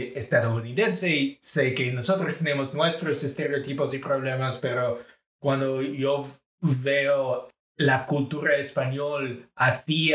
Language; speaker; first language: Spanish; non-native, fluent; English